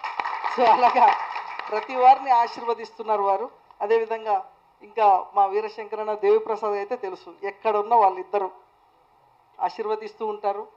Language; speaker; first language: Telugu; native; Telugu